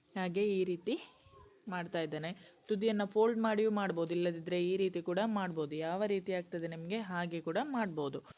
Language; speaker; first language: Kannada; non-native, local second language; Konkani